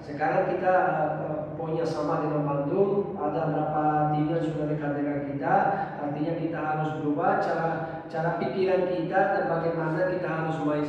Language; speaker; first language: Indonesian; non-native, fluent; Portuguese